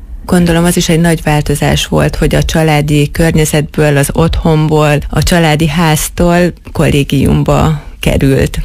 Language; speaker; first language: Hungarian; native; Hungarian